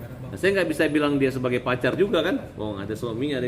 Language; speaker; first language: Indonesian; native; Indonesian